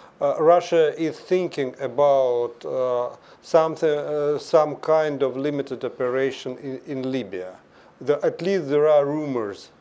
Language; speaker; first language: English; non-native, fluent; Russian